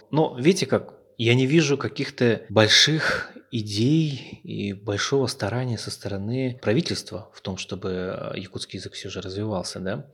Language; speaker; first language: Russian; native; Russian